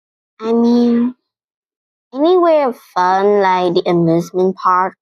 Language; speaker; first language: English; non-native, fluent; Vietnamese